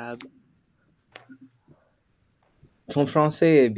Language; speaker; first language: French; non-native, learner; English